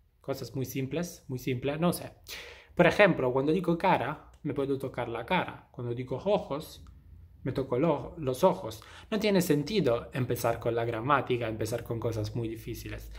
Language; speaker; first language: Spanish; non-native, fluent; Italian